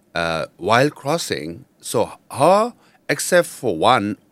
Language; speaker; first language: English; non-native, local second language; Nepali